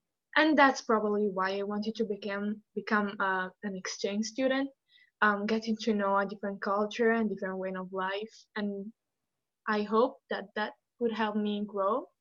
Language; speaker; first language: English; non-native, fluent; Italian